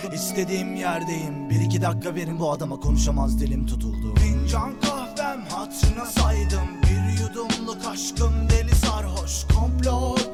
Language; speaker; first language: English; non-native, fluent; Turkish